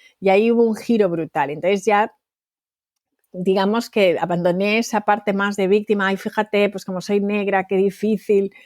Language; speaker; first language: Spanish; native; Spanish